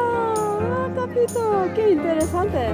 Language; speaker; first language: Italian; non-native, learner; Korean